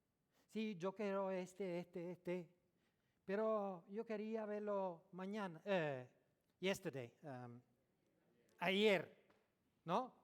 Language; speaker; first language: Spanish; non-native, learner; French